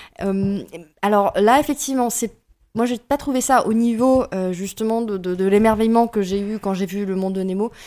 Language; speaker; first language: French; early bilingual, other home language; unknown